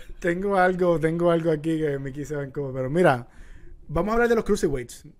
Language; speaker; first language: Spanish; native; Spanish